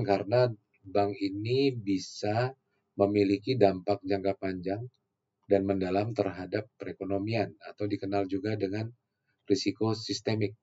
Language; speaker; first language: Indonesian; native; Indonesian